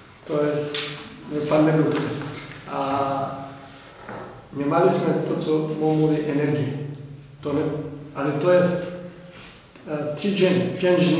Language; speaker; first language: Polish; non-native, learner; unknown